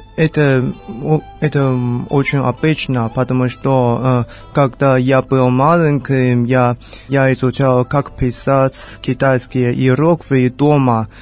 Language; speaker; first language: Russian; non-native, learner; Chinese